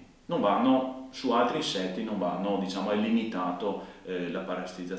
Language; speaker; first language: Italian; native; Italian